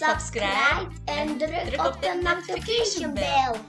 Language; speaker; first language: Dutch; early bilingual, other home language; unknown